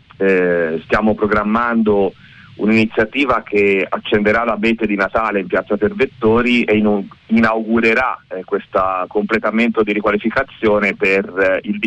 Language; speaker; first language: Italian; native; Italian